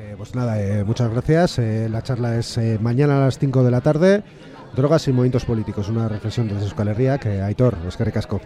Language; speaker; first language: Spanish; native; Spanish